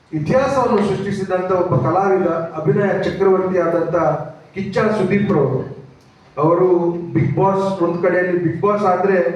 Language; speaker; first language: Kannada; non-native, local second language; Tulu